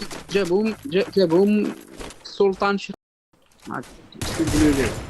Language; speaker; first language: Arabic; native; Arabic